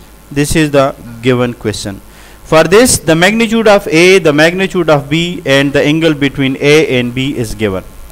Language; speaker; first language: English; non-native, local second language; Urdu